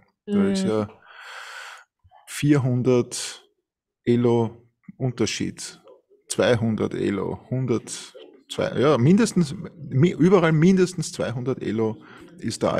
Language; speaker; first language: German; native; German